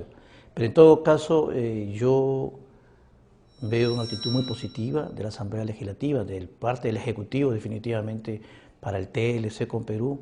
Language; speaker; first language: Spanish; native; Spanish